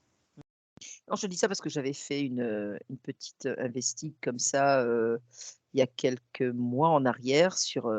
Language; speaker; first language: French; native; French